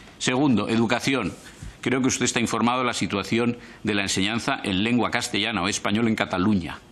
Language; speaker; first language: Spanish; native; Spanish